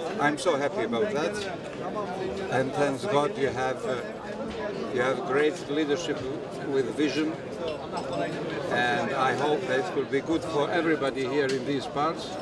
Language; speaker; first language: English; non-native, fluent; Bosnian